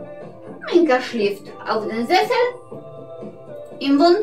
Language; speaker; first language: German; non-native, learner; Polish